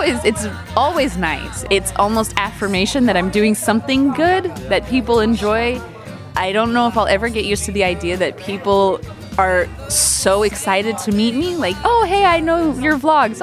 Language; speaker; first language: English; native; English